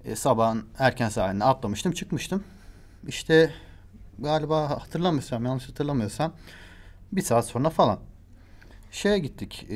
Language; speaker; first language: Turkish; native; Turkish